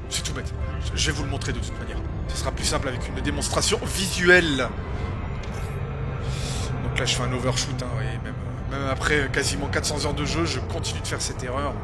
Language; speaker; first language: French; native; French